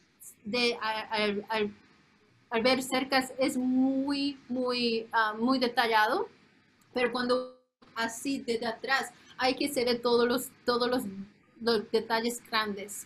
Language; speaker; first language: Spanish; non-native, fluent; Korean